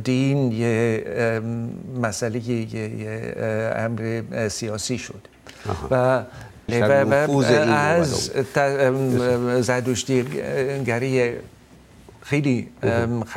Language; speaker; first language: Persian; non-native, fluent; Dutch